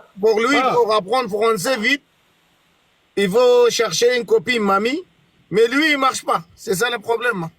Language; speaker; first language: French; non-native, learner; Arabic